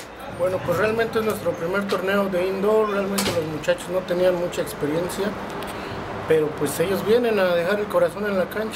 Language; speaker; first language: Spanish; native; Spanish